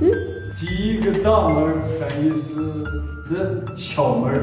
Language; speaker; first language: Chinese; non-native, learner; Uyghur